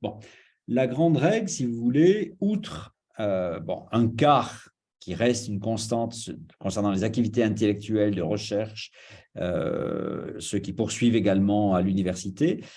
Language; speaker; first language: French; native; French